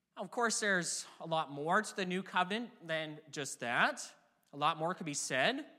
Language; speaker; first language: English; native; English